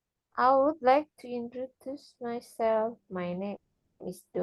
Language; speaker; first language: English; non-native, learner; Indonesian